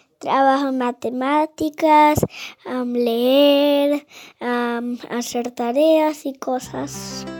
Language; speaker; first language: Spanish; early bilingual, heritage; Spanish